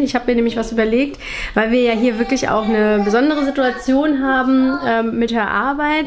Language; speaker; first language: German; native; German